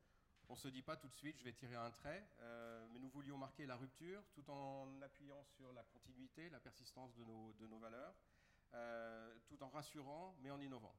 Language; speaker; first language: French; native; French